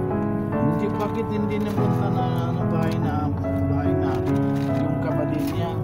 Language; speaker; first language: Filipino; non-native, learner; Arabic